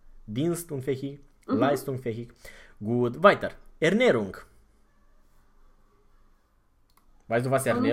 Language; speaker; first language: German; non-native, fluent; Romanian